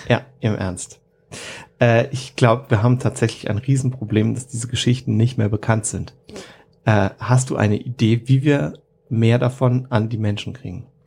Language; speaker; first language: German; native; German